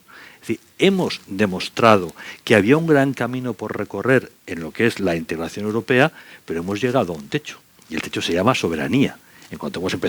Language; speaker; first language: Spanish; native; Spanish